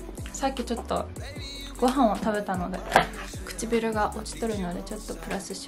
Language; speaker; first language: Japanese; native; Japanese